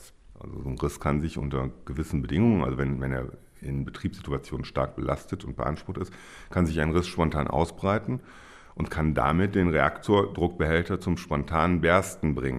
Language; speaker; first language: German; native; German